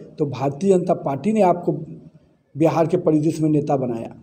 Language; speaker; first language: Hindi; native; Hindi